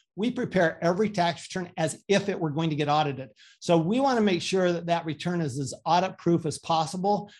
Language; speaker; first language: English; native; English